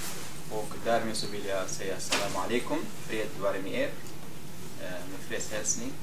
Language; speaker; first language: Swedish; non-native, fluent; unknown